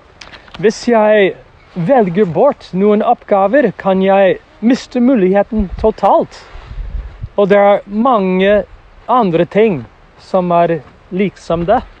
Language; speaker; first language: Norwegian; non-native, fluent; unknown